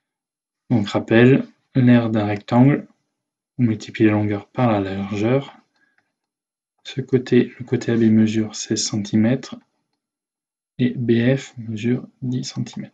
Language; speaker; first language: French; native; French